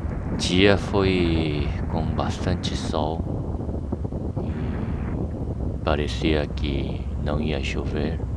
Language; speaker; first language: Portuguese; non-native, fluent; Korean